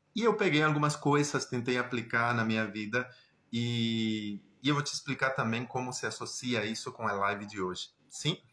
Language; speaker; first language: Portuguese; non-native, fluent; Spanish